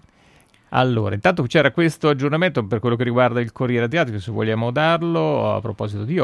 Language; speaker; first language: Italian; native; Italian